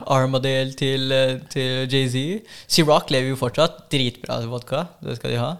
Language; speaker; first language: Norwegian; early bilingual, other home language; Filipino